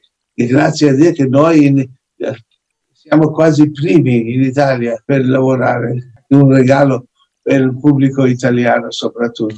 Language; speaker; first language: Italian; non-native, fluent; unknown